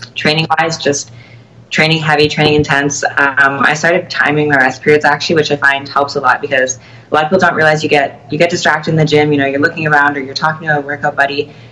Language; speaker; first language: English; native; English